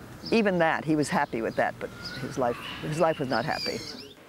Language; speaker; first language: English; native; English